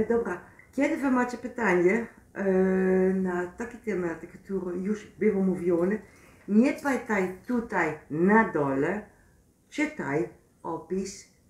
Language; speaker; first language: Polish; non-native, learner; Dutch